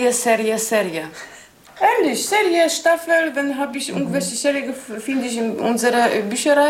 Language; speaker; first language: German; non-native, learner; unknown